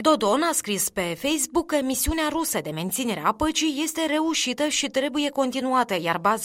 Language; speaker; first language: Romanian; native; Romanian